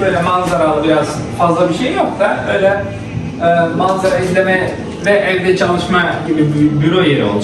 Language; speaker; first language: Turkish; early bilingual, heritage; Turkish